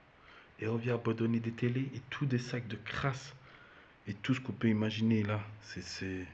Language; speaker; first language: French; native; French